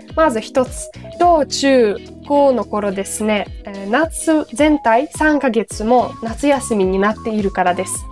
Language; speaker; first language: Japanese; non-native, fluent; Ukrainian